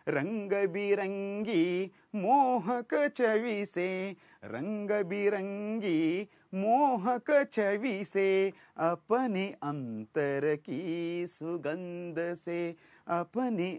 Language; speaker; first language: Hindi; non-native, local second language; Kannada